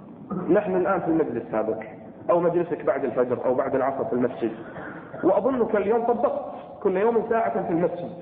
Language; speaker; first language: Arabic; native; Arabic